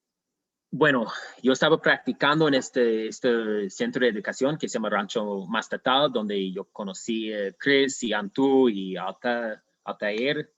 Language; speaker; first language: Spanish; non-native, fluent; English